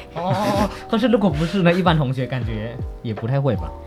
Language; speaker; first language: Chinese; non-native, fluent; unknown